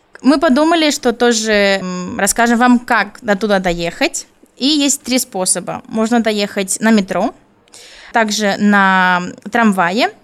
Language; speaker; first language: Russian; non-native, learner; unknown